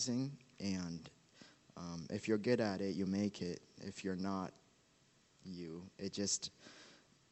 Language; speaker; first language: English; non-native, local second language; Ganda